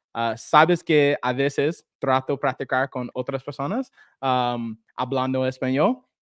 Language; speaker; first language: Spanish; non-native, learner; English